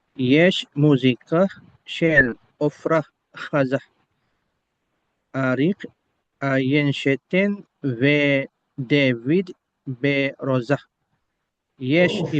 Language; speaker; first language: Hebrew; non-native, learner; Indonesian